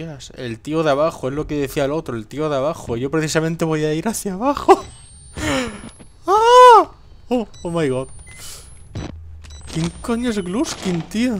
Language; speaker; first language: Spanish; native; Spanish